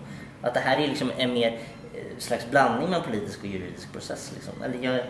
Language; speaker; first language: Swedish; native; Swedish